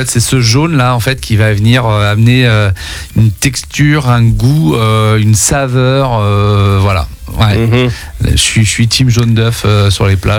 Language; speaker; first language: French; native; French